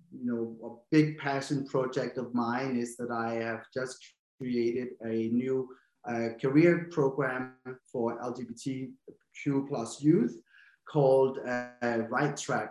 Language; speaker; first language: English; non-native, fluent; Danish